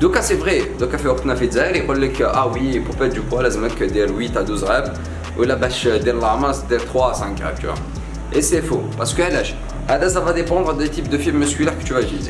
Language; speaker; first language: French; non-native, local second language; Arabic